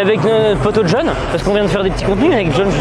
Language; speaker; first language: French; native; French